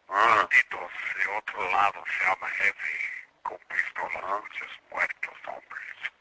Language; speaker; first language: Spanish; non-native, learner; English